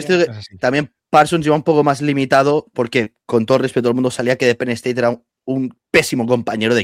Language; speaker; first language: Spanish; native; Spanish